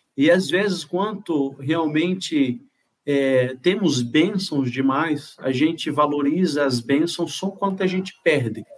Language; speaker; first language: Portuguese; non-native, fluent; Arabic